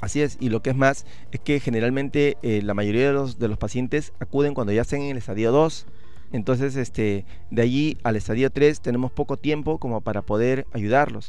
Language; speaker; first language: Spanish; native; Spanish